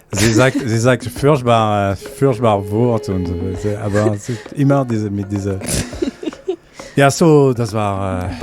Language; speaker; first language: German; non-native, learner; French